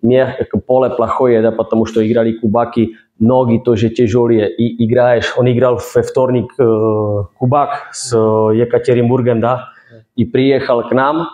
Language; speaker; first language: Russian; non-native, fluent; Czech